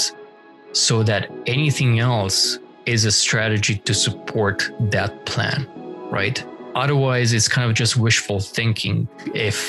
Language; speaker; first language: English; non-native, fluent; Romanian